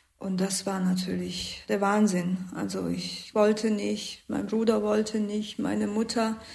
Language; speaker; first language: German; early bilingual, other home language; Croatian